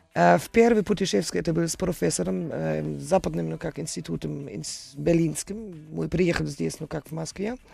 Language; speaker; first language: Russian; non-native, learner; German